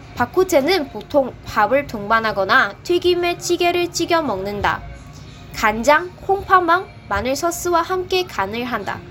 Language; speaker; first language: Korean; non-native, fluent; Malay